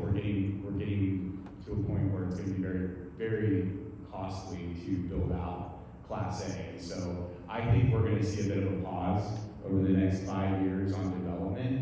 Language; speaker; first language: English; native; English